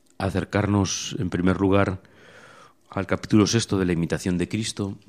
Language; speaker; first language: Spanish; native; Spanish